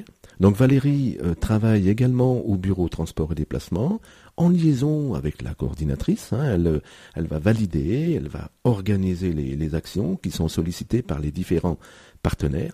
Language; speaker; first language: French; native; French